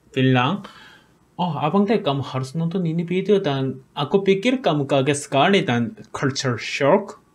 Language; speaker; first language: Indonesian; non-native, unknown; Korean